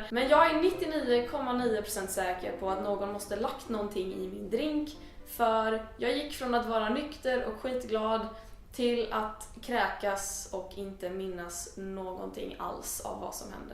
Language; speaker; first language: Swedish; native; Swedish